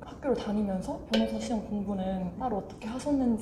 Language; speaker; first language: Korean; native; Korean